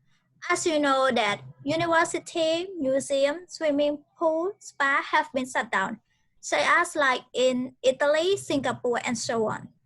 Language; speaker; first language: English; non-native, learner; Khmer